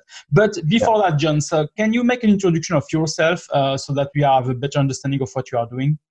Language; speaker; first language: English; non-native, fluent; French